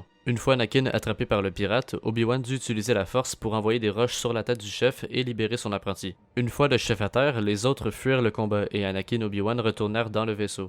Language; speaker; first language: French; native; French